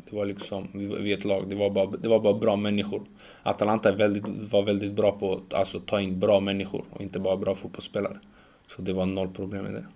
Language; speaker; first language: Swedish; early bilingual, other home language; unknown